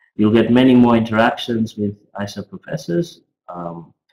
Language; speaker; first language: English; native; English